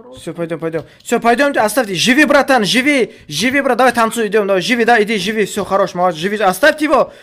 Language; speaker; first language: Russian; non-native, local second language; Kumyk